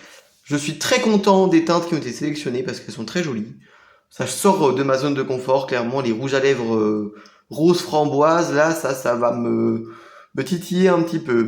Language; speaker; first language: French; native; French